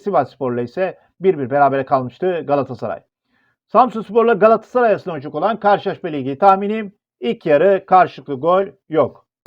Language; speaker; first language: Turkish; native; Turkish